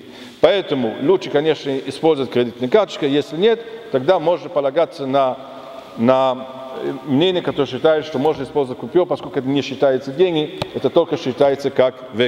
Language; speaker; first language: Russian; non-native, fluent; German